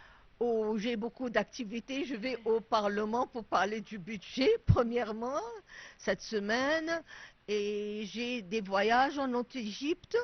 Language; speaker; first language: French; non-native, fluent; Arabic